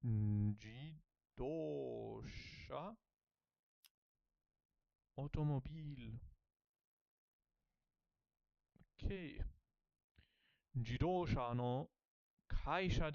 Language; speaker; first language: Japanese; non-native, learner; English